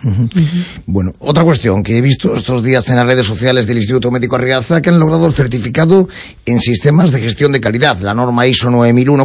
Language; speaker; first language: Spanish; native; Spanish